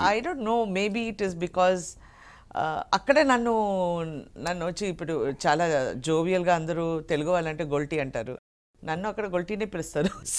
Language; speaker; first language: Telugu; non-native, local second language; Tamil